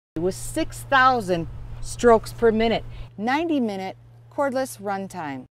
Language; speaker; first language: English; native; English